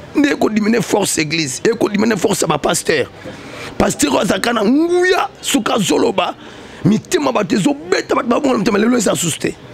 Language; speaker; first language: Lingala; native; Lingala